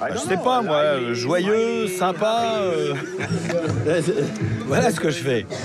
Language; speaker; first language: French; native; French